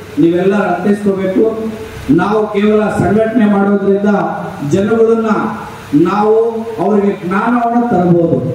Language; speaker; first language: Kannada; non-native, local second language; Lambadi